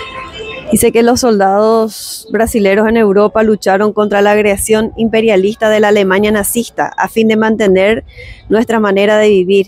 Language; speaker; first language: Spanish; native; Spanish